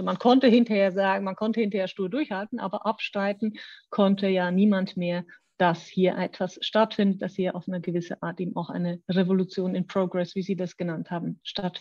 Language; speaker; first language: German; native; German